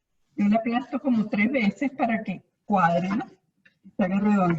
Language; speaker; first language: Spanish; native; Spanish